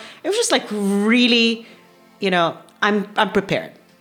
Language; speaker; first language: English; non-native, local second language; Filipino